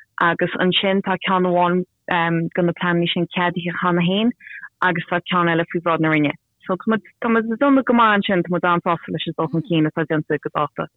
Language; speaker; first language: Irish; native; Irish